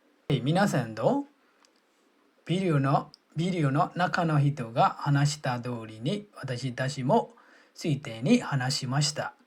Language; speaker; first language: Japanese; non-native, fluent; Burmese